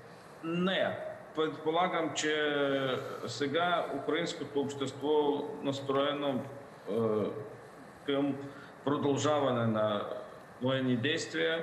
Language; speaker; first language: Bulgarian; non-native, fluent; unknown